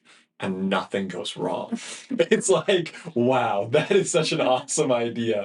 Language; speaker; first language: English; native; English